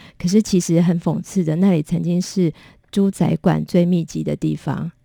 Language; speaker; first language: Chinese; native; Chinese